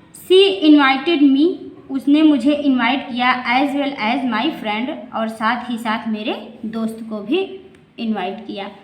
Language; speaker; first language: Hindi; native; Hindi